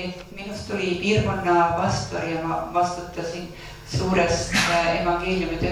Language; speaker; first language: Finnish; non-native, learner; Estonian